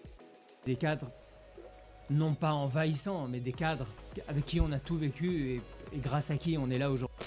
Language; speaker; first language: French; native; French